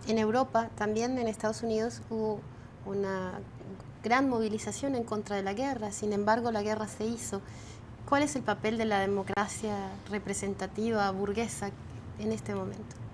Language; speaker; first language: Spanish; native; Spanish